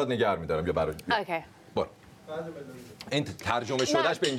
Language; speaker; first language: Persian; native; Persian